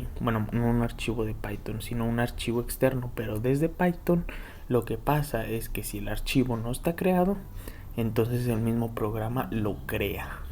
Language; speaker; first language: Spanish; native; Spanish